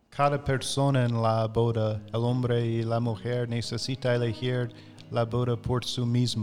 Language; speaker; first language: Spanish; non-native, fluent; English